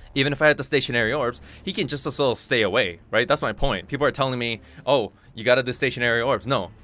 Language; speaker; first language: English; non-native, fluent; Korean